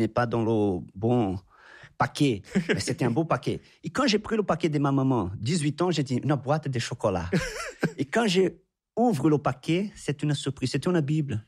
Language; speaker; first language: French; non-native, fluent; Portuguese